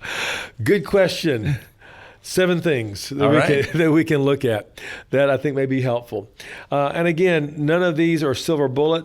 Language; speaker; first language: English; native; English